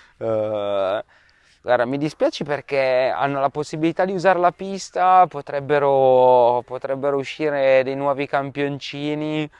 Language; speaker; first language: Italian; native; Italian